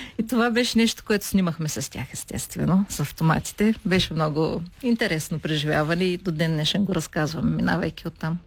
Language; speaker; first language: Bulgarian; native; Bulgarian